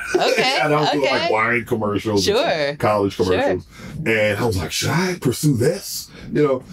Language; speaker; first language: English; native; English